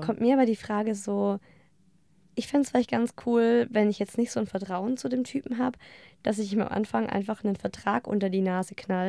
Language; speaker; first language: German; native; German